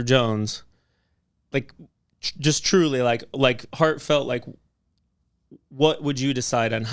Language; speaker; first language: English; native; English